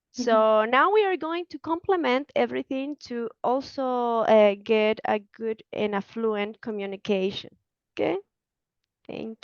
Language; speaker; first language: English; non-native, fluent; Spanish